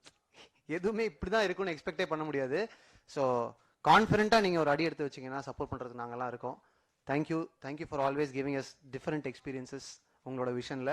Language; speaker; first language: Tamil; native; Tamil